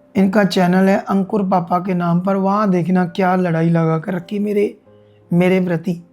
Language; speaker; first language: Hindi; non-native, local second language; Punjabi